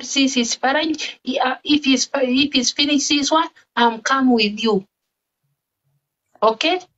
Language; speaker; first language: English; non-native, learner; Arabic